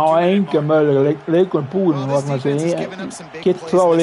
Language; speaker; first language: Icelandic; non-native, learner; Norwegian